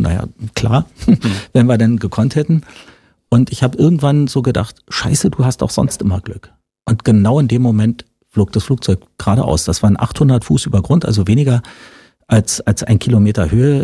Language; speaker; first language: German; native; German